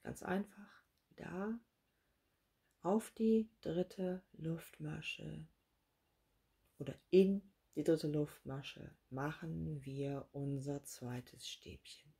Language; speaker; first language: German; native; German